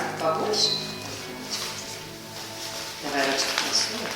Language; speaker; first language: Russian; native; Russian